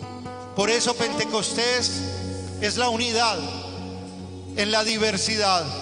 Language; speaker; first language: Spanish; native; Spanish